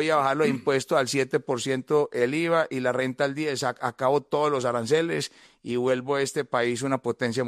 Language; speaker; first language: Spanish; native; Spanish